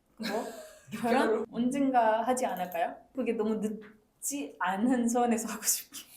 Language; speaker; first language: Korean; non-native, fluent; Marwari